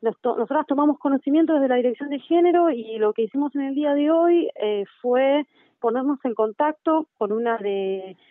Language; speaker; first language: Spanish; native; Spanish